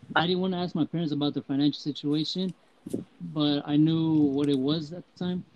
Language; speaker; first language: English; early bilingual, heritage; Spanish